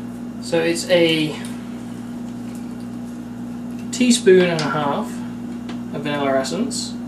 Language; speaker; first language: English; native; English